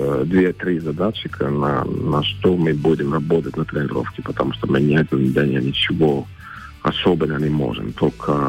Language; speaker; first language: Russian; non-native, fluent; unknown